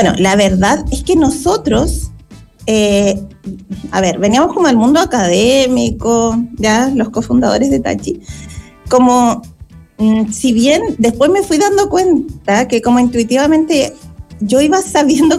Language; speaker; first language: Spanish; native; Spanish